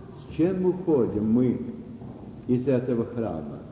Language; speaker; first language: Russian; native; Russian